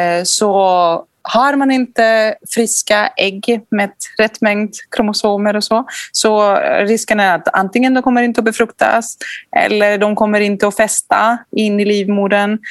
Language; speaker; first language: Swedish; non-native, fluent; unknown